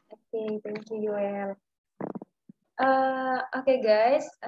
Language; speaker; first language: English; non-native, learner; Indonesian